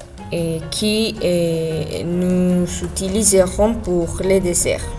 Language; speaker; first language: French; non-native, learner; Spanish